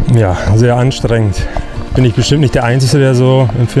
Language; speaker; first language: German; native; German